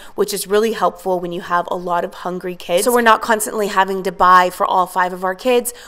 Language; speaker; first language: English; native; English